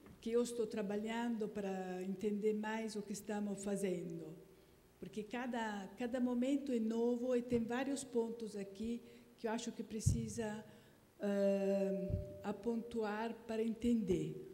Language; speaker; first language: Portuguese; non-native, fluent; Italian